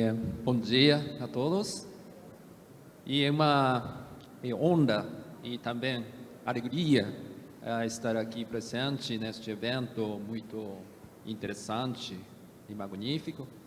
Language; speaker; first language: Portuguese; non-native, fluent; Japanese